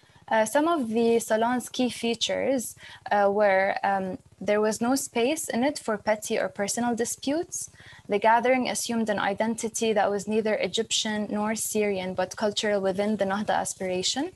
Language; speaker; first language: English; non-native, fluent; Arabic